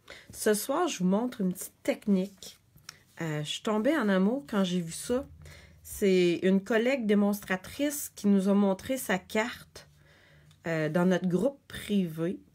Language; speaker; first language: French; native; French